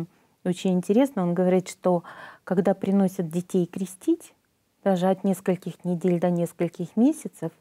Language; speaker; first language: Russian; native; Russian